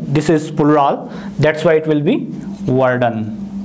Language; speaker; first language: English; non-native, local second language; Hindi